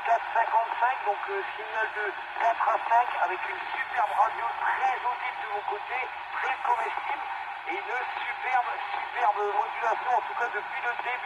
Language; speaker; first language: French; native; French